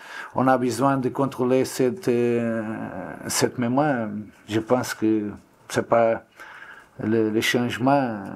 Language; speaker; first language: French; non-native, learner; Portuguese